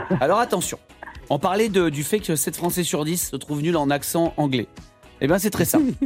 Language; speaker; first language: French; native; French